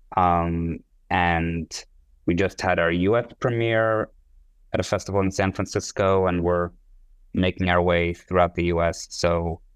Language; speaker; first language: English; non-native, fluent; Hebrew